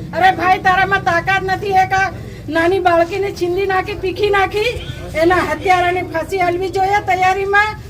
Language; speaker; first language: Gujarati; native; Gujarati